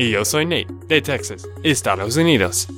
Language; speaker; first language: Spanish; non-native, learner; English